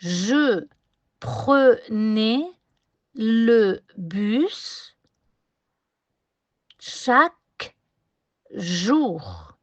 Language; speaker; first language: French; non-native, fluent; Spanish